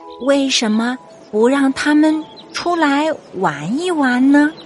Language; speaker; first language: Chinese; native; Chinese